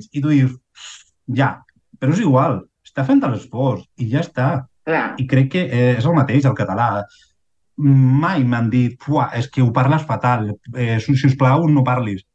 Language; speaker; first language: Catalan; non-native, fluent; Spanish